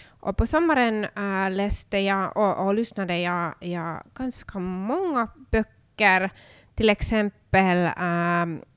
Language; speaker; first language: Swedish; non-native, local second language; Finnish